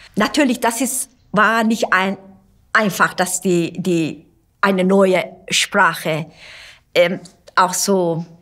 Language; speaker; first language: German; non-native, fluent; Turkish